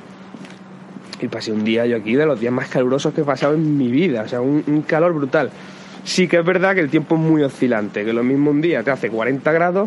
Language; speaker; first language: Spanish; native; Spanish